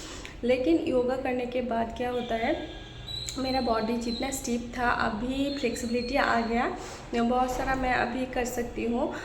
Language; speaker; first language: Hindi; non-native, local second language; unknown